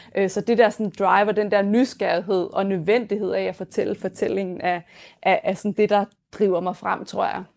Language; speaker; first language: Danish; native; Danish